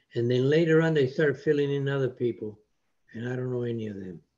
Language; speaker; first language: English; non-native, fluent; Spanish